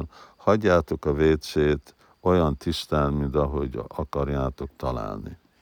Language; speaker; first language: Hungarian; early bilingual, heritage; Hungarian